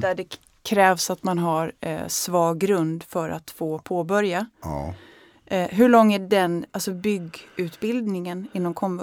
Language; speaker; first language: Swedish; native; Swedish